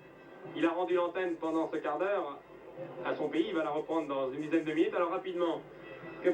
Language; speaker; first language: French; native; French